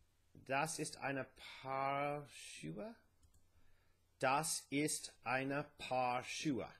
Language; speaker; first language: German; non-native, learner; English